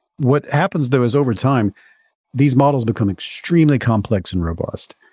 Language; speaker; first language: English; native; English